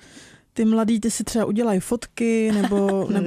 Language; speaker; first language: Czech; native; Czech